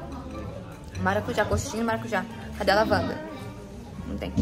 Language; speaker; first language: Portuguese; native; Portuguese